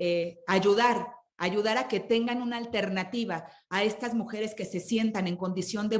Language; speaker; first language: Spanish; native; Spanish